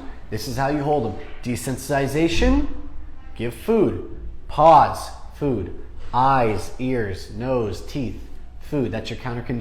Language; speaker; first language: English; native; English